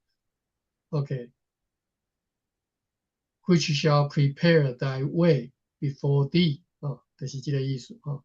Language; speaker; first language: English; non-native, fluent; Chinese